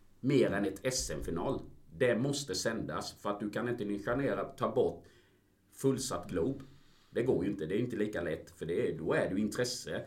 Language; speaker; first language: Swedish; early bilingual, other home language; Spanish